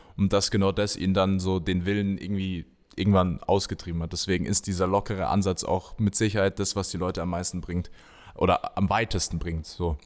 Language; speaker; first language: German; native; German